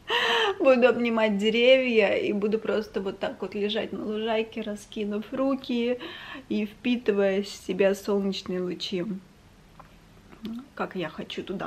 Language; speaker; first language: Russian; native; Russian